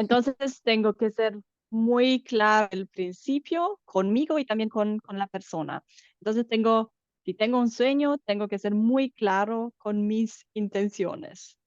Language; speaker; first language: Spanish; non-native, fluent; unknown